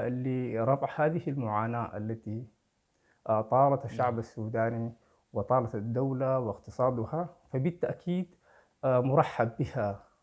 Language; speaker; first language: Arabic; native; Arabic